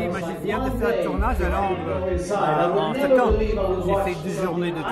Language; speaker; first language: French; non-native, learner; English